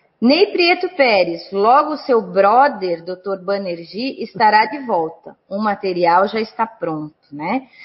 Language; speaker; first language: Portuguese; native; Portuguese